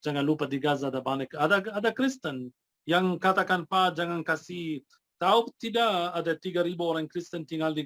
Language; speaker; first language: Indonesian; non-native, fluent; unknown